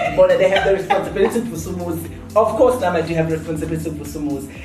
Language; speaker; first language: English; non-native, local second language; Zulu